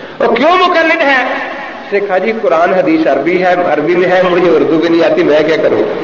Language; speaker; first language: Urdu; non-native, local second language; Punjabi